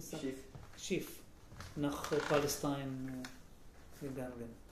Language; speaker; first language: German; non-native, learner; Hebrew